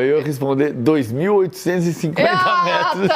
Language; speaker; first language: Portuguese; native; Portuguese